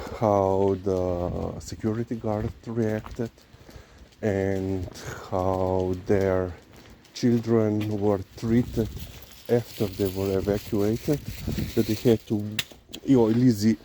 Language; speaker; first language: English; non-native, fluent; Slovenian